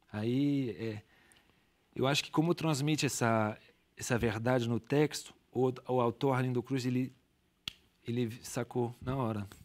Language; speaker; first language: Portuguese; non-native, fluent; French